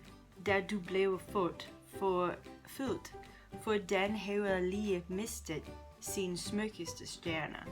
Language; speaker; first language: Danish; non-native, learner; English